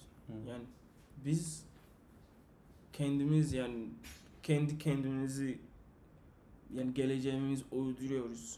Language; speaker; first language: Turkish; non-native, learner; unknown